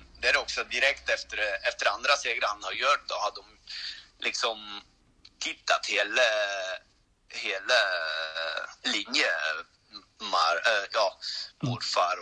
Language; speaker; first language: Swedish; non-native, learner; French